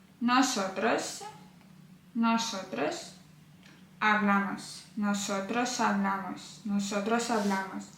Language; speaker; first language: Spanish; non-native, fluent; Ukrainian